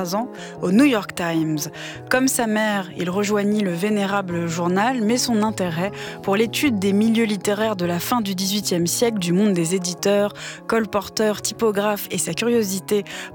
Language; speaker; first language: French; native; French